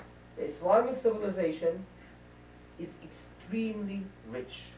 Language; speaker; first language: English; non-native, fluent; Arabic